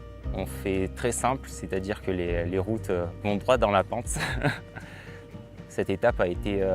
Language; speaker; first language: French; native; French